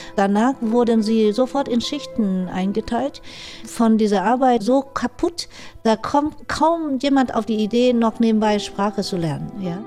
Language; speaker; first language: German; non-native, fluent; Vietnamese